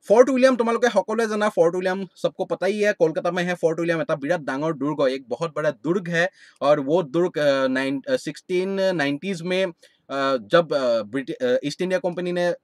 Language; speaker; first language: Hindi; non-native, local second language; Assamese